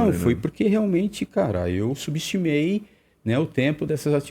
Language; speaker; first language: Portuguese; native; Portuguese